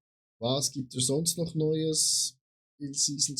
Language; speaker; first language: German; native; German